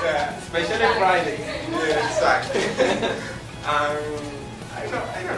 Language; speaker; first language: English; non-native, learner; Spanish